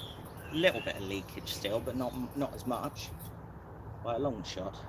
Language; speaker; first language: English; native; English